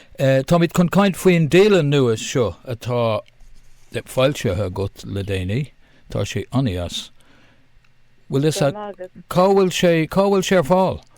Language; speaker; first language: Irish; non-native, local second language; English